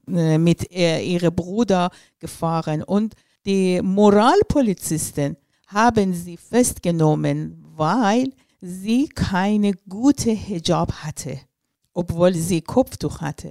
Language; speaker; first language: German; non-native, learner; Persian